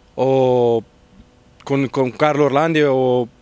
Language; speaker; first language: Italian; non-native, learner; Afrikaans